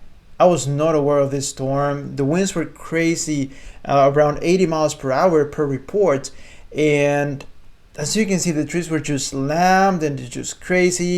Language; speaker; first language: English; non-native, fluent; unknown